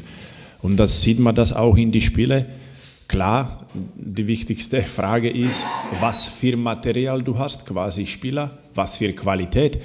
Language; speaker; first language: German; non-native, fluent; Slovak